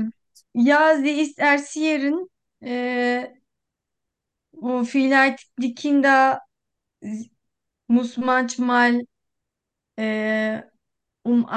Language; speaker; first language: German; non-native, learner; Turkish